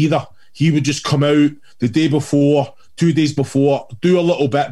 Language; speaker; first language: English; native; English